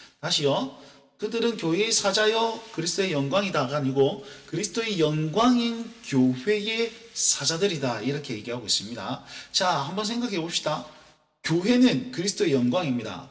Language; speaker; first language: Korean; native; Korean